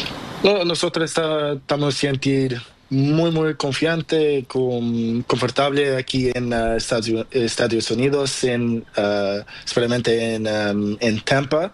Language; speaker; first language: Spanish; non-native, learner; Portuguese